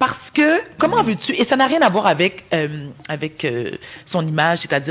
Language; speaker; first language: French; native; French